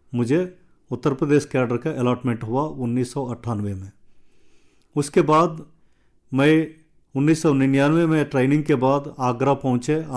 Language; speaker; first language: Hindi; non-native, local second language; Telugu